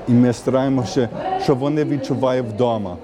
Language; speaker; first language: Ukrainian; early bilingual, heritage; Ukrainian